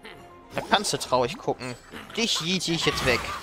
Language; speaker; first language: German; native; German